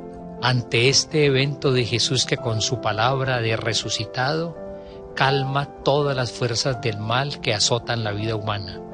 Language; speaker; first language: Spanish; native; Spanish